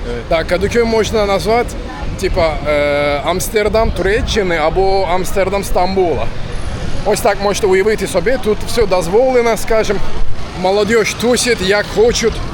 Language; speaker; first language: Ukrainian; native; Ukrainian